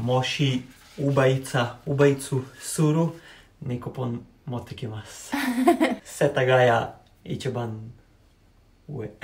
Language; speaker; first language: Japanese; non-native, learner; Serbian